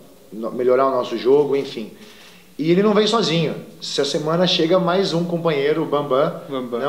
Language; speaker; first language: Portuguese; native; Portuguese